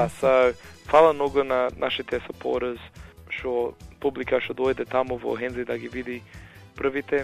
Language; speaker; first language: Macedonian; early bilingual, heritage; Macedonian